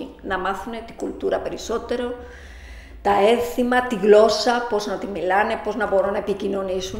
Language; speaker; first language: Greek; non-native, fluent; Spanish